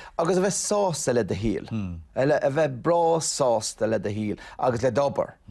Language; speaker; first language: Irish; non-native, local second language; English